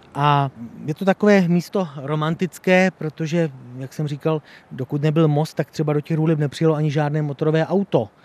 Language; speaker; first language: Czech; native; Czech